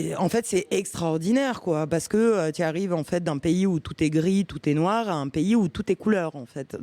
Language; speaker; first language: French; early bilingual, other home language; Romanian